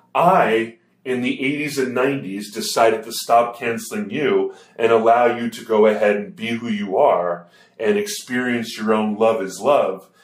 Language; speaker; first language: English; native; English